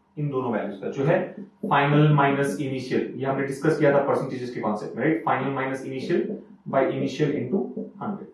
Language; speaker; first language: Hindi; native; Hindi